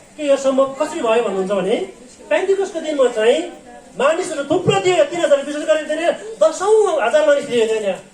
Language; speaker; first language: Nepali; non-native, local second language; Eastern Tamang